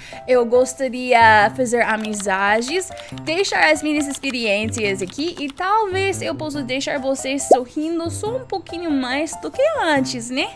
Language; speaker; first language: Portuguese; non-native, learner; English